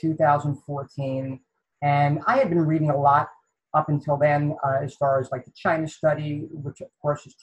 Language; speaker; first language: English; native; English